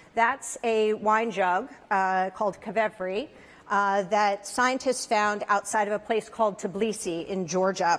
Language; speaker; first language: English; native; English